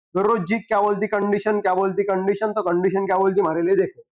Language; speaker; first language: Hindi; non-native, local second language; Marathi